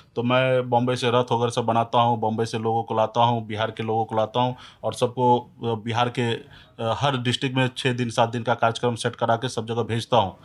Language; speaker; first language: Hindi; native; Hindi